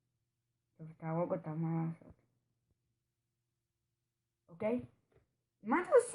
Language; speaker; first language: Hebrew; native; Hebrew